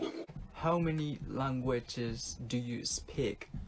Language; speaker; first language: English; non-native, learner; Japanese